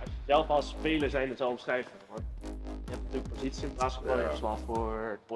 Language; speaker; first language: Dutch; native; Dutch